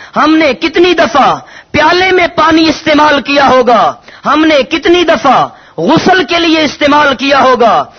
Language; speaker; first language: Urdu; non-native, local second language; Punjabi